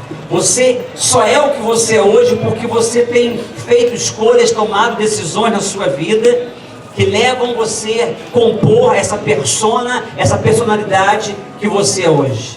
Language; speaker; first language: Portuguese; native; Portuguese